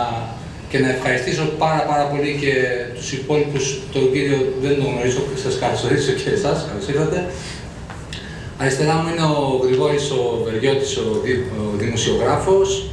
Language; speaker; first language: Greek; native; Greek